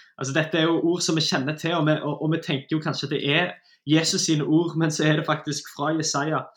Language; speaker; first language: Norwegian; native; Norwegian